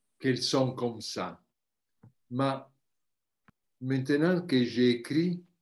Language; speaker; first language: French; non-native, learner; Italian